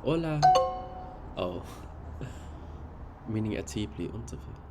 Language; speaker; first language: Spanish; non-native, learner; English